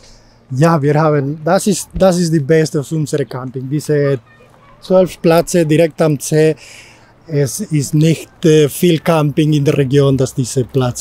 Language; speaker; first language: German; non-native, learner; Spanish